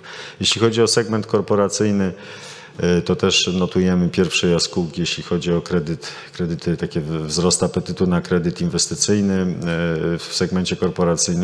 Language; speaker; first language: Polish; native; Polish